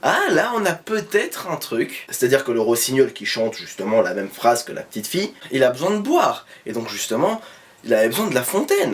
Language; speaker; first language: French; native; French